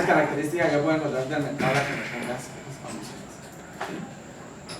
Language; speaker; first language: Spanish; native; Spanish